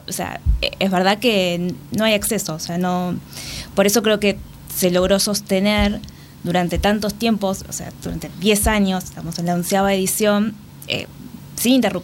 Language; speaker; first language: Spanish; native; Spanish